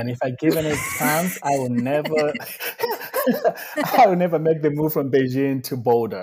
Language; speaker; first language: English; non-native, local second language; Shona